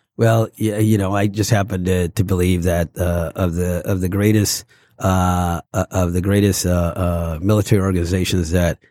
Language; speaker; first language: English; early bilingual, other home language; Spanish